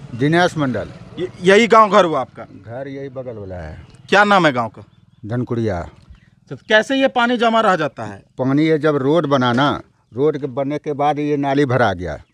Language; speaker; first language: Hindi; native; Hindi